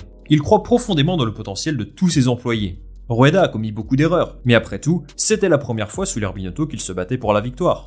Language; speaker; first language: French; native; French